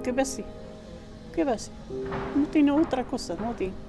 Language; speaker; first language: Spanish; non-native, learner; Arabic